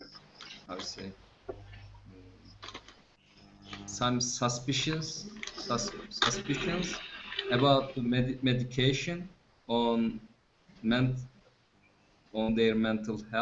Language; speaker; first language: English; non-native, fluent; Turkish